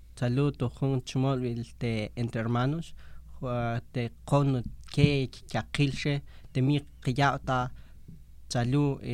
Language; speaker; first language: Spanish; non-native, local second language; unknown